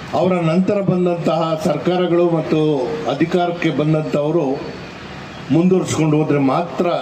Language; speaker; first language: Kannada; non-native, local second language; Urdu